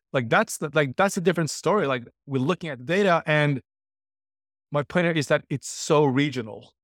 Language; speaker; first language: English; non-native, fluent; Norwegian